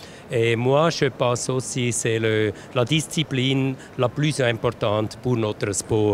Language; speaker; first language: French; non-native, local second language; German